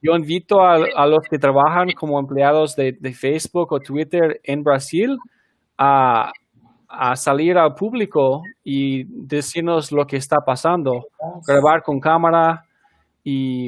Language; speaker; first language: Spanish; non-native, fluent; English